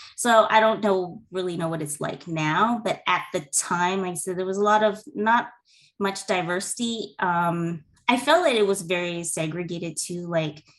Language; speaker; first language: English; native; English